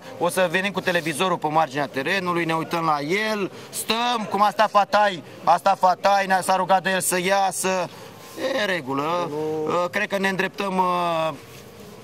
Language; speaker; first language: Romanian; native; Romanian